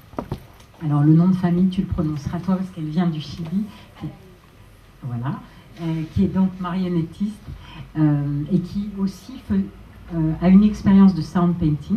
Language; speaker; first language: French; native; French